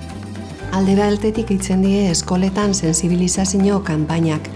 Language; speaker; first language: Basque; native; Basque